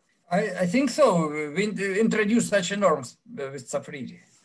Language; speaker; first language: English; non-native, fluent; Russian